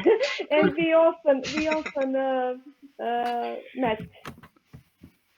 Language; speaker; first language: English; non-native, learner; Serbian